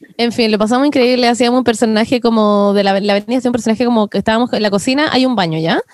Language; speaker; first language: Spanish; native; Spanish